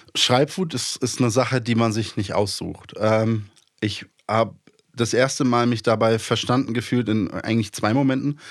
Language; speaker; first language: German; early bilingual, other home language; Polish